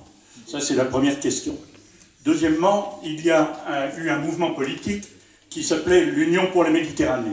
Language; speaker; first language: French; native; French